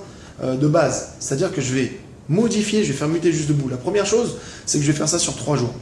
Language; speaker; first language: French; native; French